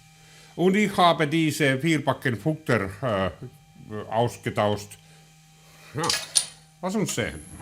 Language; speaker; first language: German; non-native, learner; Finnish